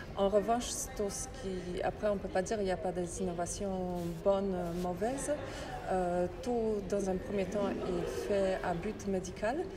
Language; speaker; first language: French; non-native, fluent; Polish